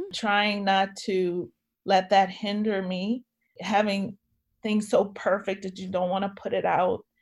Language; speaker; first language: English; native; English